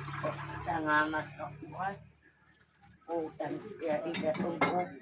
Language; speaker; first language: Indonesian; non-native, local second language; Javanese